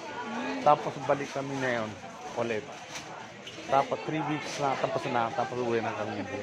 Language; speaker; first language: Filipino; non-native, learner; Punjabi